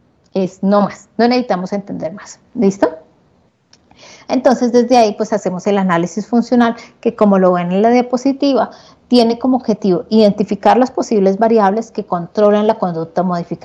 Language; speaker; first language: Spanish; native; Spanish